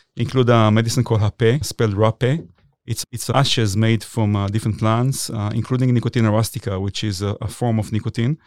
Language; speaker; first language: English; non-native, fluent; Hebrew